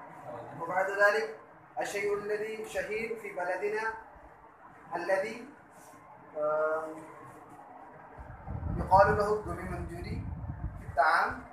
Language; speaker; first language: Arabic; non-native, learner; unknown